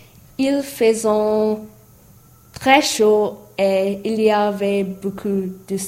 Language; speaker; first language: French; non-native, learner; English